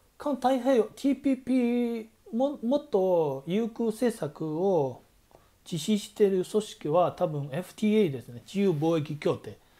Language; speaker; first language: Japanese; non-native, fluent; Chinese